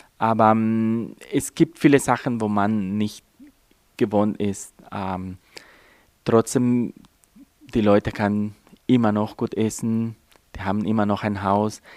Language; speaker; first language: German; non-native, fluent; Spanish